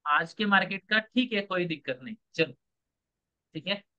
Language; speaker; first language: Hindi; non-native, local second language; Marathi